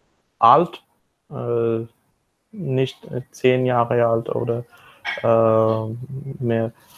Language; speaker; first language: German; non-native, learner; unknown